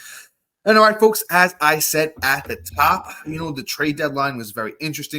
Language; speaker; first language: English; native; English